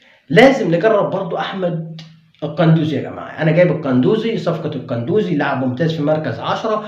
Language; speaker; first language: Arabic; native; Arabic